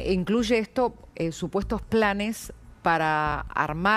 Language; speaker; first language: Spanish; native; Spanish